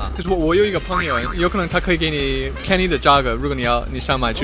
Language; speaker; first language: Chinese; non-native, fluent; English